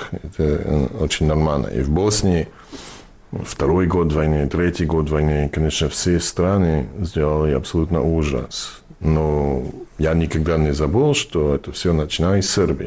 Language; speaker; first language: Russian; non-native, fluent; English